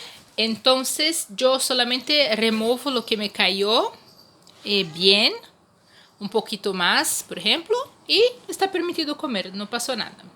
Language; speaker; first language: Spanish; non-native, fluent; Portuguese